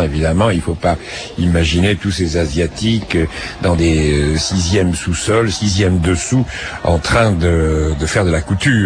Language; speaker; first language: French; native; French